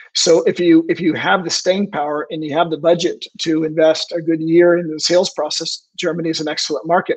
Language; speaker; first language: English; native; English